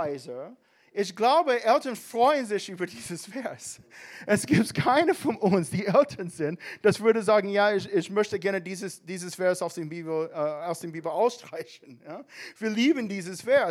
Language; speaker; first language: German; non-native, fluent; English